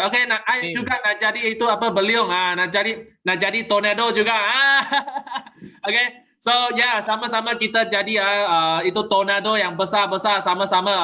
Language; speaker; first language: Malay; native; Malay